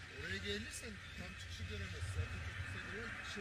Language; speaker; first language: Turkish; native; Turkish